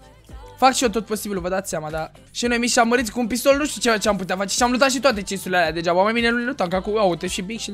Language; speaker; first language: Romanian; native; Romanian